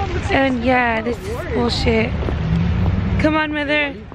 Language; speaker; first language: English; early bilingual, other home language; Spanish